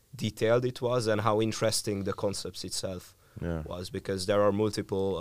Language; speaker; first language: English; non-native, fluent; Hungarian